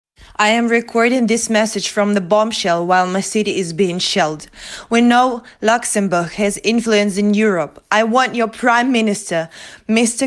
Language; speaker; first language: English; non-native, fluent; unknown